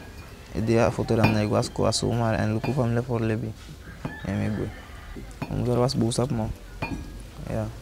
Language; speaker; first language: Dutch; non-native, local second language; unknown